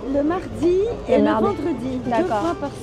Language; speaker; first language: French; native; French